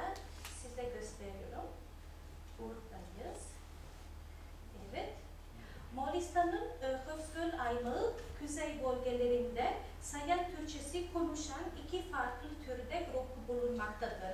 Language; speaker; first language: Turkish; non-native, fluent; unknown